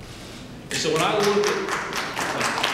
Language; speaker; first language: English; native; English